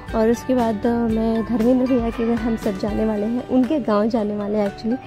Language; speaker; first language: Hindi; native; Hindi